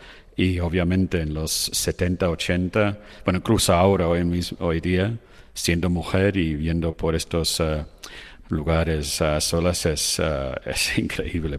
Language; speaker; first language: Spanish; non-native, fluent; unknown